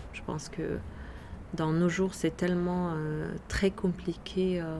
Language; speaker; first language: French; non-native, fluent; Arabic